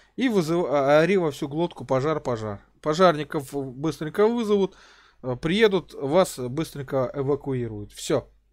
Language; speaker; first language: Russian; native; Russian